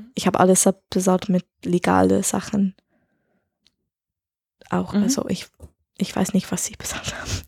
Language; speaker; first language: German; non-native, learner; English